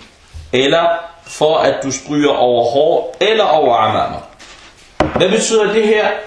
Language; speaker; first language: Danish; non-native, fluent; Arabic